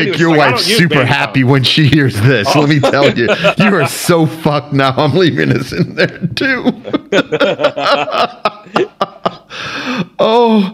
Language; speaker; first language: English; native; English